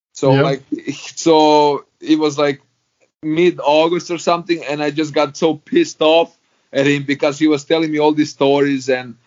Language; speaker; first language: English; non-native, fluent; Croatian